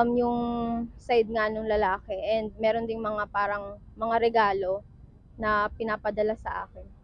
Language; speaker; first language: Filipino; native; Filipino